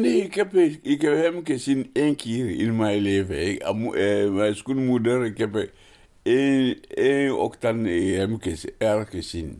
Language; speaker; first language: Dutch; non-native, learner; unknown